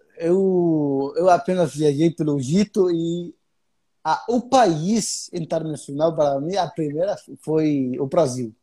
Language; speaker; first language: Portuguese; non-native, fluent; Arabic